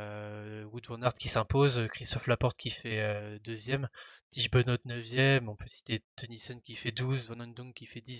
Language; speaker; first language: French; native; French